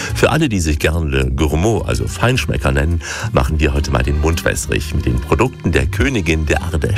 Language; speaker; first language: German; native; German